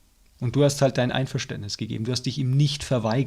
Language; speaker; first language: German; native; German